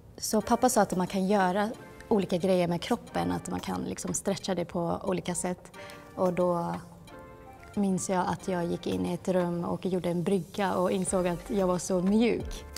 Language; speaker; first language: Swedish; early bilingual, other home language; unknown